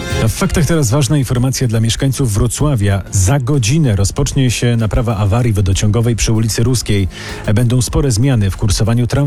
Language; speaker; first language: Polish; native; Polish